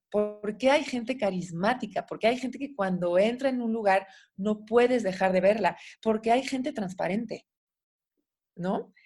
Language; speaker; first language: Spanish; non-native, fluent; French